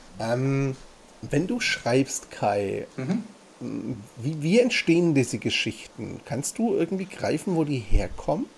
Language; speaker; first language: German; native; German